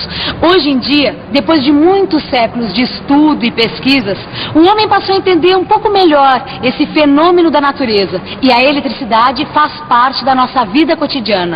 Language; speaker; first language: Portuguese; native; Portuguese